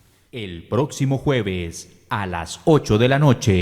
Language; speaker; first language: Spanish; native; Spanish